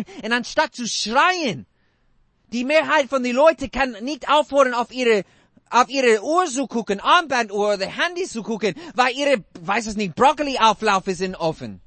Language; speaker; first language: German; non-native, fluent; English